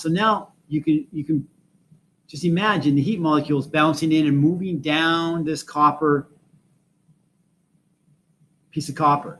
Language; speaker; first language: English; native; English